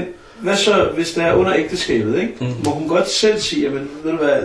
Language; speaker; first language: Danish; native; Danish